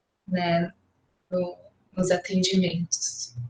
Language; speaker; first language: Portuguese; native; Portuguese